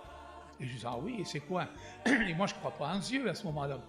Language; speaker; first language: French; native; French